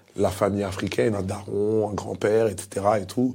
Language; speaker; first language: French; early bilingual, other home language; Lingala